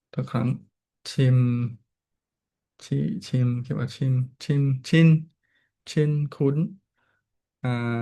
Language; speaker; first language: Thai; non-native, learner; English